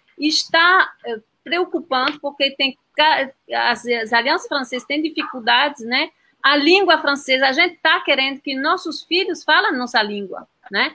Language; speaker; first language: Portuguese; non-native, fluent; French